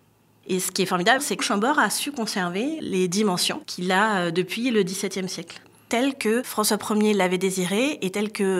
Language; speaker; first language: French; native; French